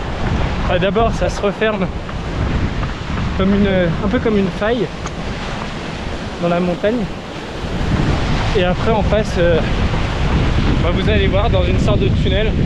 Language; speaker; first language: French; native; French